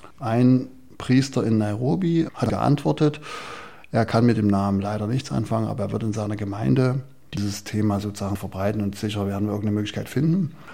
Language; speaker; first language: German; native; German